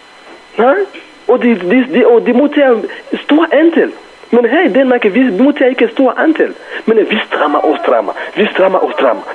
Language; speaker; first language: Danish; non-native, fluent; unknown